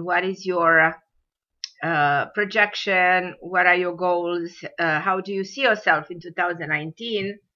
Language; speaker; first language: English; non-native, fluent; Romanian